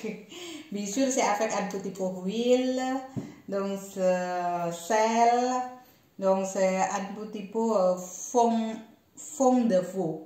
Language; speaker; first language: French; non-native, learner; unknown